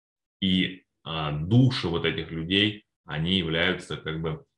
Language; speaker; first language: Russian; native; Russian